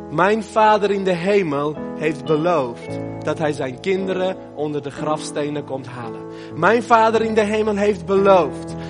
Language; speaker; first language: Dutch; early bilingual, other home language; Armenian